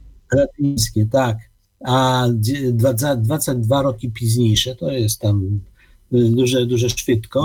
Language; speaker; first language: Polish; non-native, learner; Ukrainian